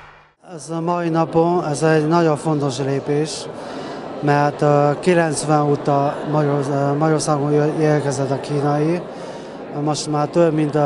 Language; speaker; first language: Hungarian; non-native, learner; Chinese